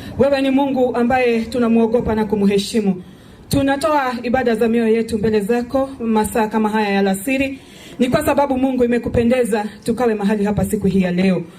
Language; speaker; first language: Swahili; non-native, local second language; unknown